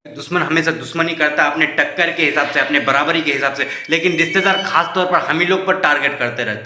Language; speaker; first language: Hindi; native; Hindi